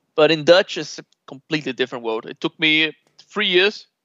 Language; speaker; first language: English; non-native, fluent; Portuguese